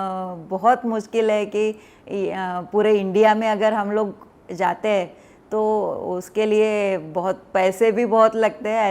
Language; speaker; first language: Hindi; non-native, local second language; Marathi